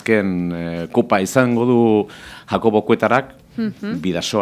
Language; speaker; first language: Basque; native; Basque